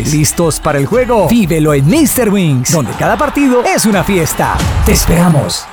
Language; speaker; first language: Spanish; native; Spanish